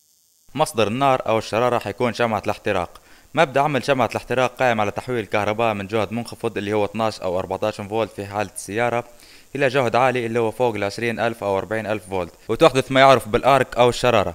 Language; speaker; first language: Arabic; native; Arabic